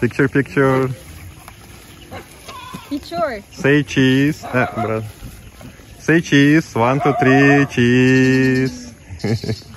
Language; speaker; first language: English; non-native, learner; Russian